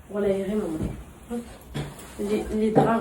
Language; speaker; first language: French; native; French